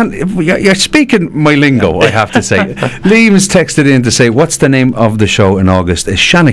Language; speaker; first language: English; native; English